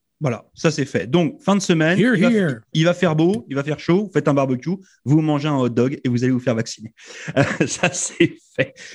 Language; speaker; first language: French; native; French